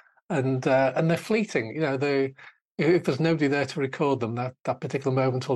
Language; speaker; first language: English; native; English